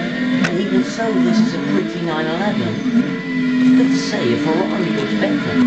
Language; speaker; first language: English; non-native, fluent; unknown